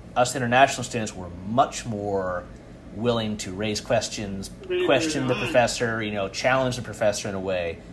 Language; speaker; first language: English; native; English